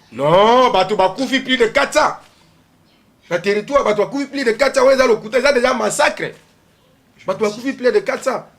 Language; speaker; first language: Lingala; native; Lingala